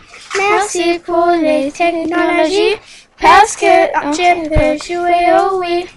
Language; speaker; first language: French; non-native, learner; English